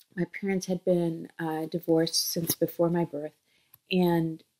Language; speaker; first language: English; native; English